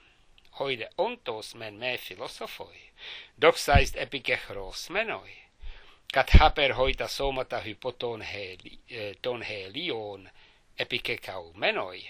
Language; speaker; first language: Greek; non-native, fluent; English